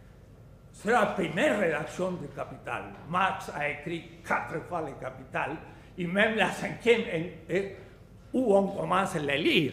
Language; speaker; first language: French; non-native, fluent; Spanish